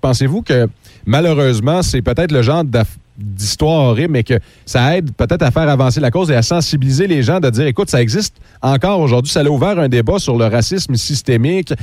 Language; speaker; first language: French; native; French